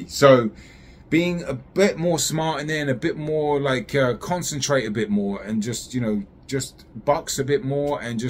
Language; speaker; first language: English; native; English